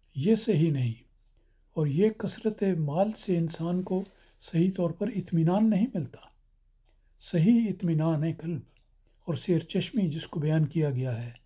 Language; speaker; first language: Urdu; native; Urdu